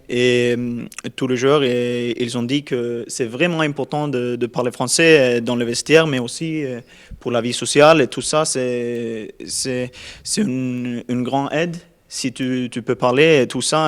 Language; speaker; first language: French; non-native, learner; Norwegian